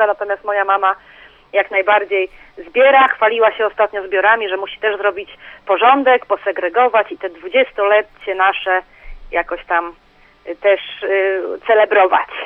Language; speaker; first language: Polish; native; Polish